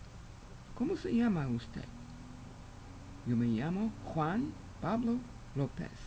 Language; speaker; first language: Spanish; non-native, fluent; English